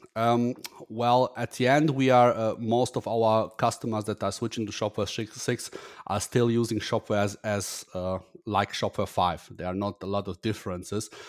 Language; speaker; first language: English; non-native, fluent; German